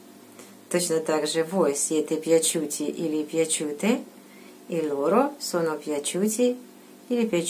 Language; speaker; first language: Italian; non-native, fluent; Russian